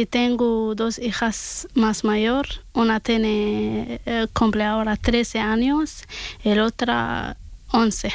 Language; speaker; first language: Spanish; non-native, learner; Arabic